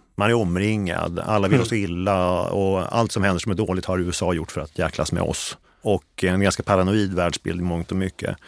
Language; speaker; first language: Swedish; native; Swedish